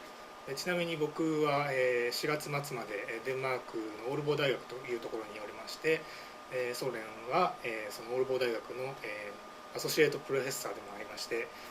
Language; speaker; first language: Japanese; native; Japanese